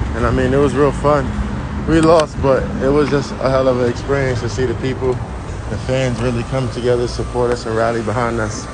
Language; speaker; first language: English; native; English